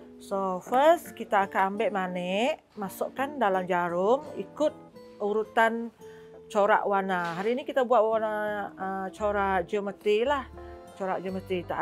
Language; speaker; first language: Malay; non-native, local second language; Iban